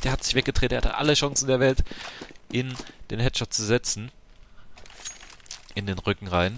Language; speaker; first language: German; native; German